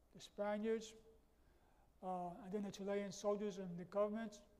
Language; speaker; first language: English; native; English